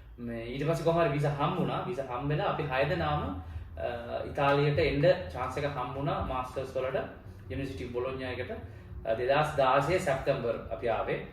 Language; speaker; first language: Sinhala; native; Sinhala